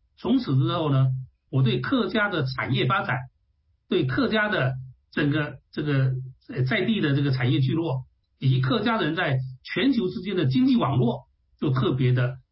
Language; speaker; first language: Chinese; non-native, local second language; Hakka Chinese